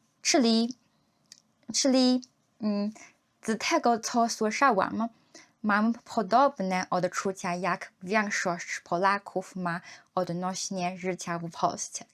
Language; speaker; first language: Polish; non-native, learner; Chinese